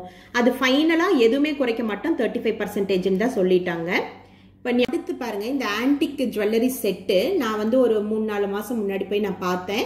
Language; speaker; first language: Tamil; native; Tamil